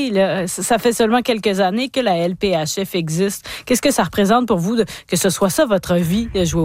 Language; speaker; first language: French; native; French